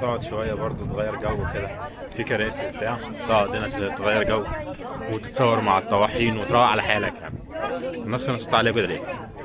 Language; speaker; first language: Arabic; native; Arabic